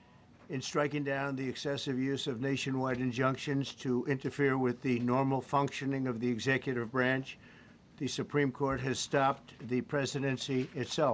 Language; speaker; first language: English; native; English